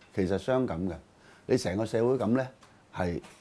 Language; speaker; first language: Cantonese; native; Cantonese